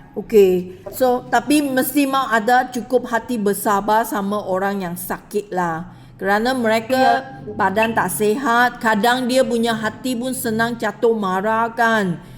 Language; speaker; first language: Malay; non-native, local second language; Chinese